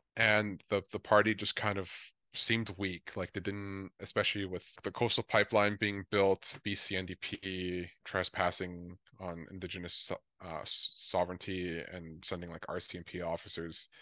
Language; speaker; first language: English; native; English